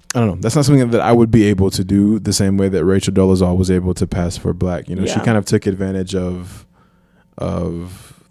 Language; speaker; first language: English; native; English